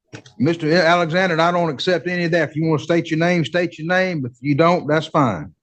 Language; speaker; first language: English; native; English